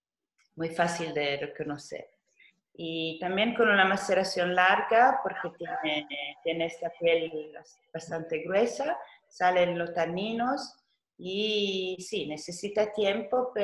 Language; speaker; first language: Spanish; non-native, fluent; Italian